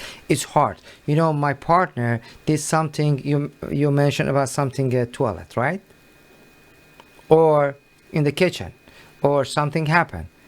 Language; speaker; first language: English; non-native, learner; Persian